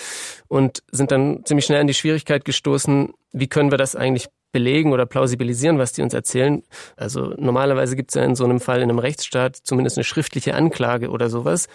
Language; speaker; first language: German; native; German